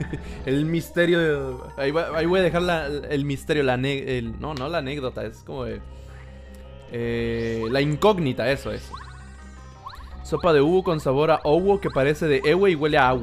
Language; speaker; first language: Spanish; native; Spanish